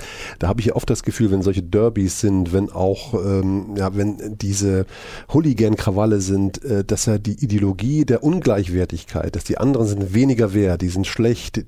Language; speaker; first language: German; native; German